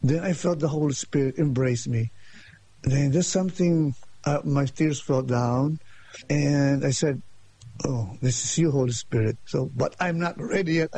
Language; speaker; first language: English; non-native, local second language; Filipino